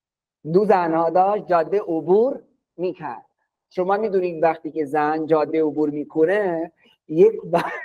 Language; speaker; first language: Persian; non-native, fluent; Urdu